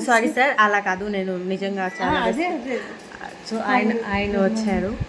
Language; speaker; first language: Telugu; non-native, fluent; Bangla